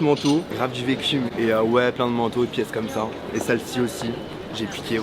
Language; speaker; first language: French; native; French